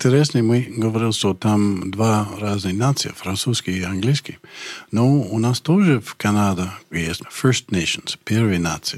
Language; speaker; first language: Russian; non-native, learner; English